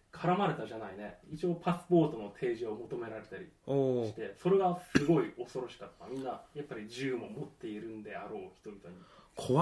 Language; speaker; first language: Japanese; native; Japanese